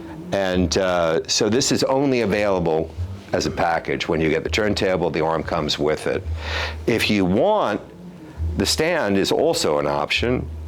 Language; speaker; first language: English; native; English